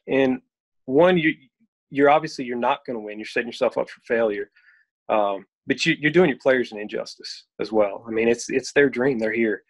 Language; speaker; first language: English; native; English